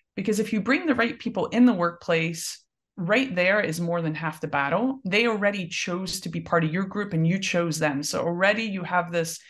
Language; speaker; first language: English; native; English